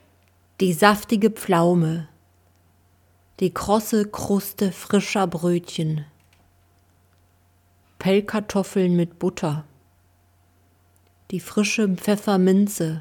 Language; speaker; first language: German; native; German